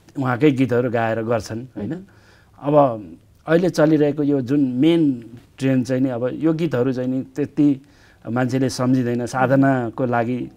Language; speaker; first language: Nepali; native; Nepali